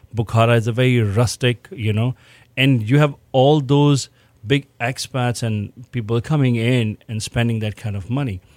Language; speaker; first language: English; non-native, local second language; Hindi